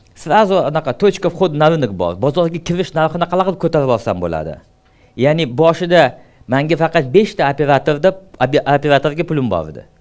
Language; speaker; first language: Uzbek; native; Uzbek